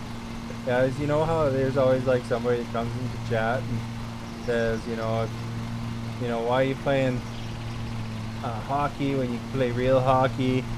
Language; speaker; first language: English; native; English